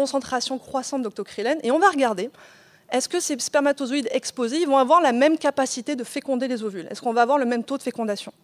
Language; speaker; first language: French; native; French